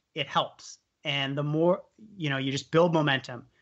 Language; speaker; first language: English; native; English